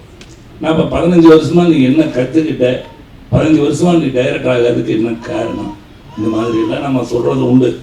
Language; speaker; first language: Tamil; native; Tamil